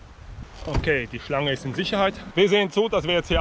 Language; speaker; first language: German; native; German